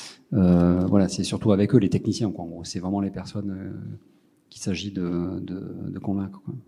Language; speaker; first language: French; native; French